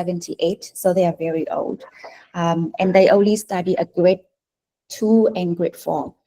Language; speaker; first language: English; non-native, fluent; Vietnamese